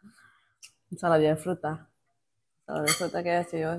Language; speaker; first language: Spanish; non-native, fluent; Indonesian